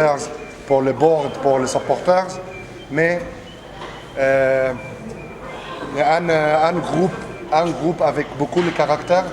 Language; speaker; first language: French; non-native, learner; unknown